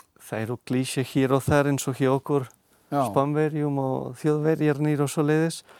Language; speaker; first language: Icelandic; non-native, fluent; Catalan